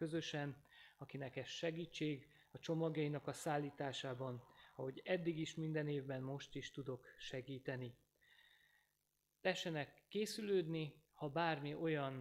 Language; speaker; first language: Hungarian; native; Hungarian